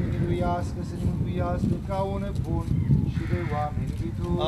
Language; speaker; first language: Romanian; native; Romanian